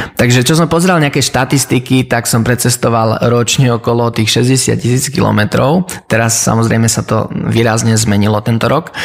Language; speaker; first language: Slovak; early bilingual, heritage; Slovak